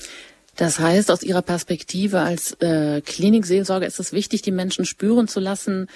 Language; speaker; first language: German; native; German